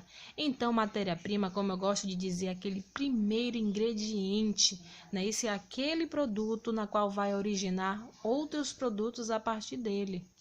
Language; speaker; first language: Portuguese; native; Portuguese